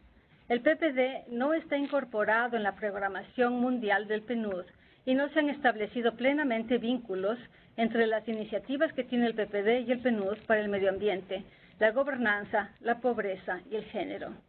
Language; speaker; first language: Spanish; native; Spanish